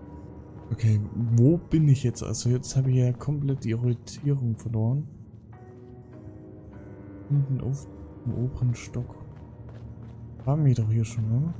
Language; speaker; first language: German; native; German